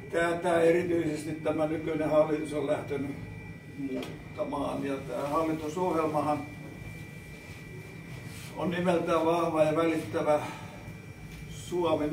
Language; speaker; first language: Finnish; native; Finnish